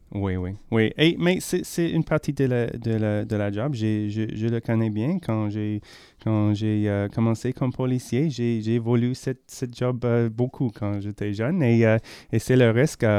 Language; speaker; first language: French; non-native, learner; English